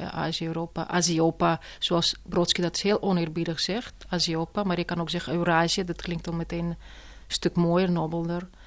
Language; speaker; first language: Dutch; non-native, fluent; Russian